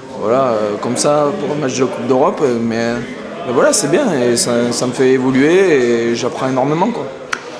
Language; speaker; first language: French; native; French